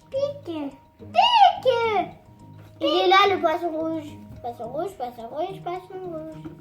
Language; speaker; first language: French; native; French